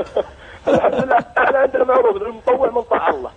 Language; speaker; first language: Arabic; native; Arabic